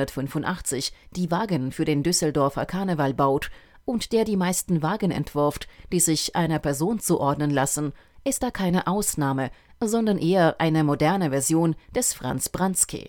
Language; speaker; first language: German; native; German